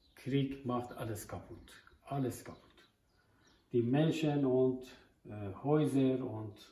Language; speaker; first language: German; non-native, learner; Persian